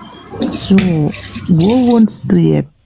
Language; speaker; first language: German; non-native, learner; Indonesian